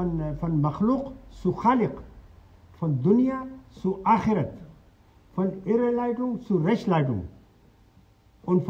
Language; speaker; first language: German; non-native, fluent; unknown